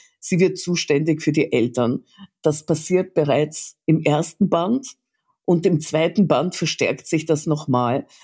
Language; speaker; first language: German; early bilingual, other home language; Russian